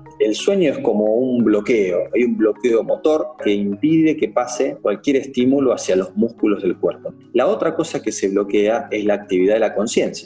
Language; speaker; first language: Spanish; native; Spanish